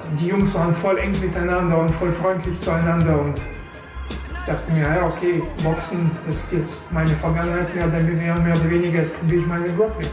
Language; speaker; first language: German; non-native, fluent; Russian